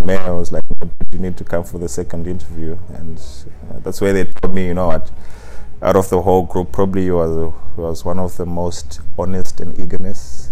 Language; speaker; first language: English; non-native, local second language; Shona